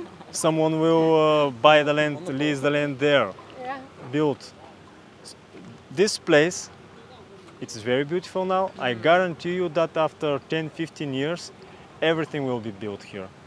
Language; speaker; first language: English; non-native, fluent; Bulgarian